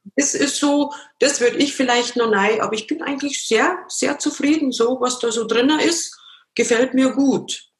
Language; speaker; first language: German; native; German